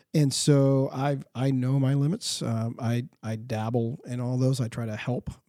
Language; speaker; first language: English; early bilingual, other home language; Spanish